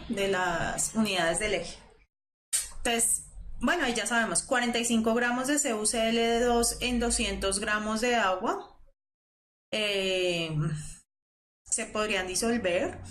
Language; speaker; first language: Spanish; native; Spanish